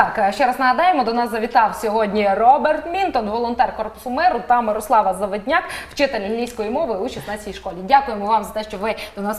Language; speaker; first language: Ukrainian; native; Ukrainian